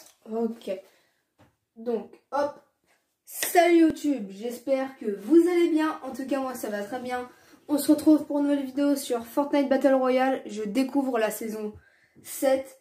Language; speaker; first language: French; native; French